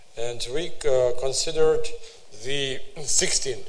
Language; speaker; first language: English; non-native, fluent; Russian